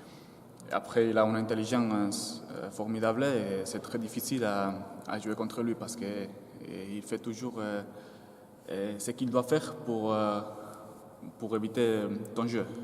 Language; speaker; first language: French; non-native, fluent; Spanish